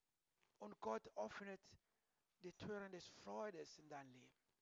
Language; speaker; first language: German; non-native, learner; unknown